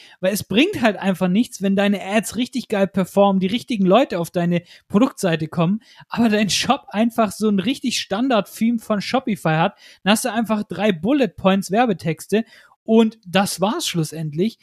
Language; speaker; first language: German; native; German